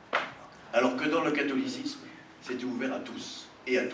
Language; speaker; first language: French; native; French